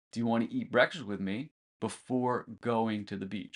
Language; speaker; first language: English; native; English